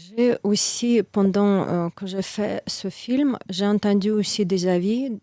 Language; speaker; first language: French; non-native, fluent; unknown